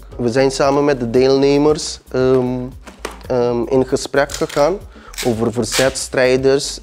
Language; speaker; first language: Dutch; early bilingual, other home language; Papiamento